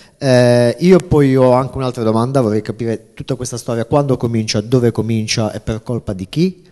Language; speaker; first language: Italian; native; Italian